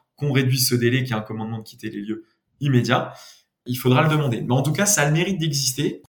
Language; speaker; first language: French; native; French